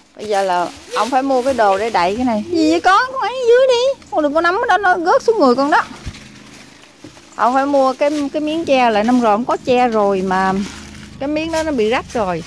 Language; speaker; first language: Vietnamese; native; Vietnamese